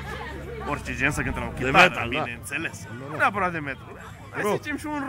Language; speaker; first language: Romanian; native; Romanian